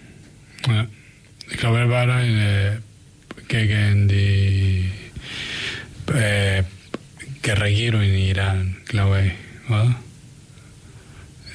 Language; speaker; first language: German; non-native, learner; Spanish